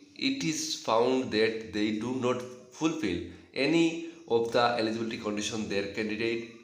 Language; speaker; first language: English; non-native, local second language; Bangla